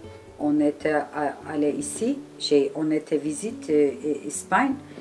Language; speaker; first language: French; non-native, learner; Turkish